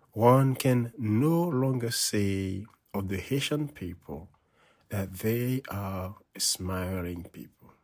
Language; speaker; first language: English; non-native, fluent; Haitian Creole